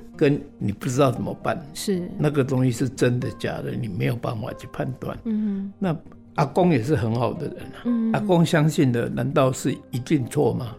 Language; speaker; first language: Chinese; native; Chinese